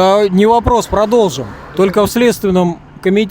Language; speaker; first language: Russian; native; Russian